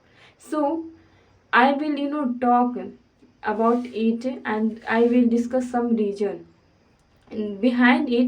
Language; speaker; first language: English; non-native, fluent; Hindi